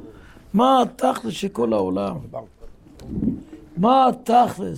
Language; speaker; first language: Hebrew; non-native, local second language; Yiddish